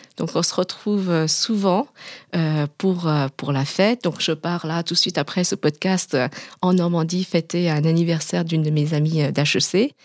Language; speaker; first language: French; early bilingual, other home language; Vietnamese